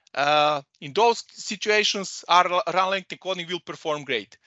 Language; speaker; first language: English; non-native, fluent; Serbian